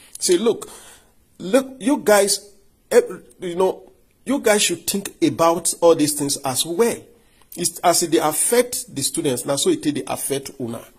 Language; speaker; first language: Nigerian Pidgin; non-native, local second language; Yoruba